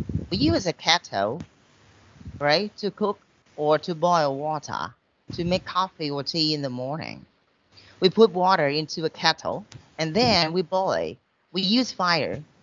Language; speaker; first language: English; non-native, fluent; Vietnamese